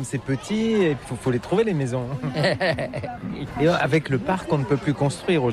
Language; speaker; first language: French; native; French